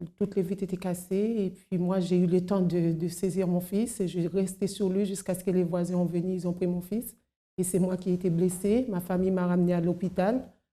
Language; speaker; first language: French; non-native, local second language; Haitian Creole